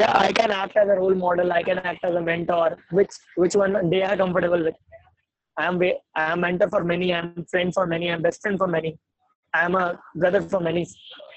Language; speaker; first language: English; non-native, local second language; Hindi